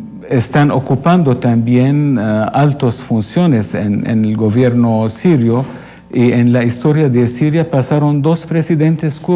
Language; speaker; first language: Spanish; non-native, fluent; Arabic